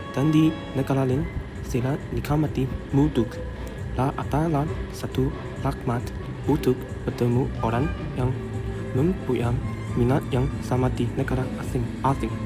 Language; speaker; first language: Malay; non-native, learner; Chinese